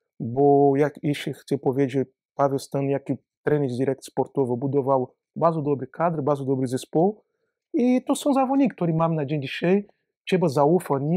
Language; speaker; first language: Polish; non-native, learner; Portuguese